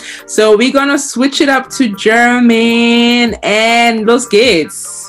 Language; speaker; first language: English; non-native, fluent; Lingala